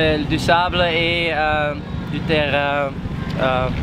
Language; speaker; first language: French; non-native, learner; Dutch